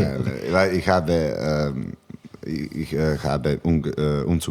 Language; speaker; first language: German; non-native, learner; Serbian